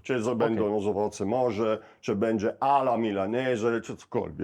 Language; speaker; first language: Polish; non-native, learner; Italian